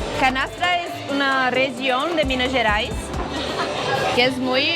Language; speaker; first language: Spanish; non-native, learner; Portuguese